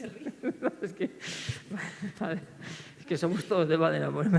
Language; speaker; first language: Spanish; native; Spanish